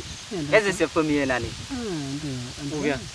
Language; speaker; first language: French; non-native, learner; Vietnamese